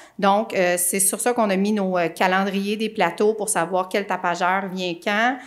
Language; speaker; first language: French; native; French